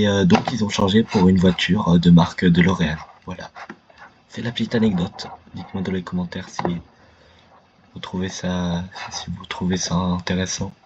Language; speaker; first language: French; native; French